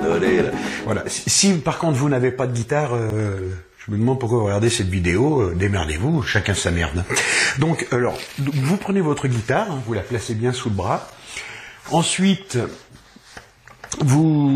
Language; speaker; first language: French; native; French